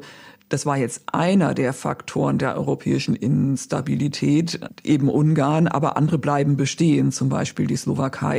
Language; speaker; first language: German; native; German